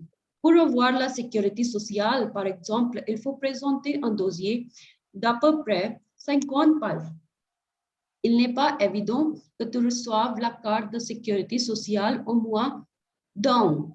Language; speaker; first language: French; non-native, fluent; Hindi